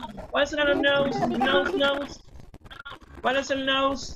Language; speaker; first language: Spanish; native; Spanish